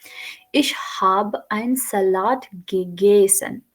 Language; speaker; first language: German; non-native, fluent; Urdu